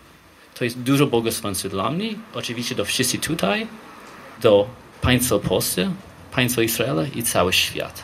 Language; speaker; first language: Polish; non-native, learner; Hebrew